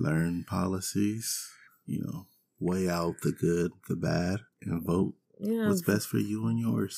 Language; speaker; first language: English; native; English